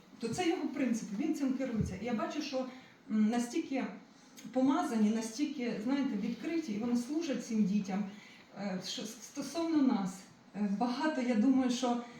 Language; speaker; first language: Ukrainian; non-native, local second language; Russian